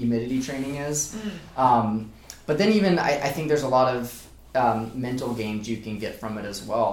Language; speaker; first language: English; native; English